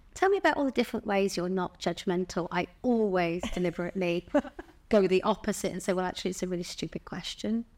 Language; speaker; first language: English; native; English